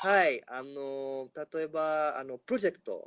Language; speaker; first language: Japanese; non-native, learner; Spanish